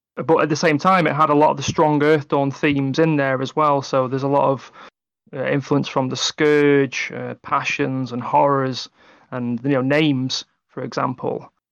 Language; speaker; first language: English; native; English